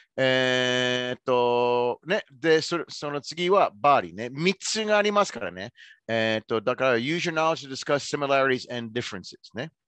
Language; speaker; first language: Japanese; non-native, fluent; English